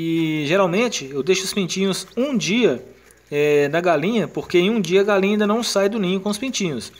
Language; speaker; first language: Portuguese; native; Portuguese